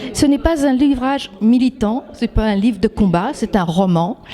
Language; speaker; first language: French; native; French